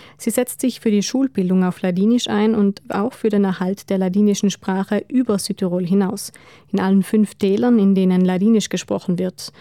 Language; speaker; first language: German; native; German